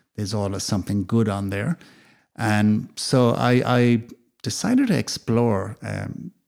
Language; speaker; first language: English; native; English